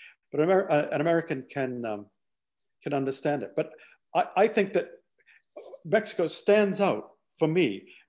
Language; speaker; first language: English; native; English